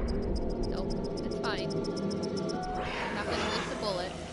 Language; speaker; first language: English; native; English